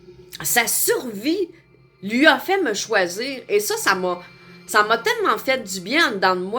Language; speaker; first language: French; native; French